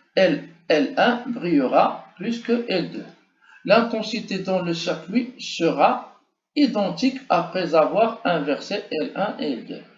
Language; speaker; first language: French; non-native, local second language; Arabic